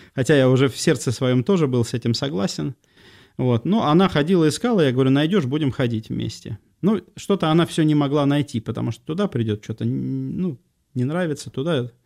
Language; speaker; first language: Russian; native; Russian